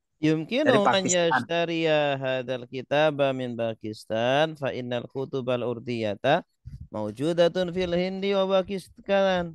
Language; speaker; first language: Arabic; non-native, fluent; Indonesian